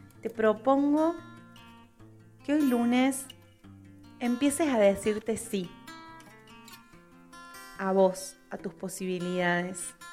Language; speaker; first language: Spanish; native; Spanish